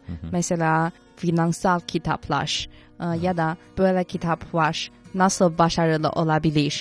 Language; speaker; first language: Turkish; non-native, fluent; Chinese